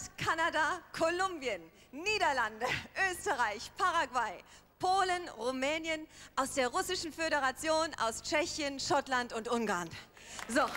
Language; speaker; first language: German; native; German